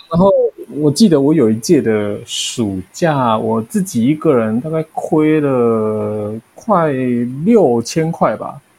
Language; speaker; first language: Chinese; native; Chinese